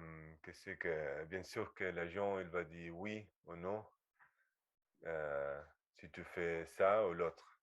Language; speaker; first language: French; non-native, learner; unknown